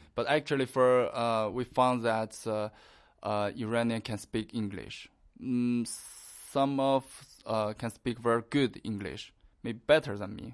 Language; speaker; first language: English; non-native, learner; Chinese